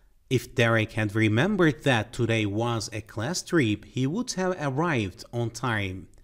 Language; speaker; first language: English; non-native, fluent; Turkish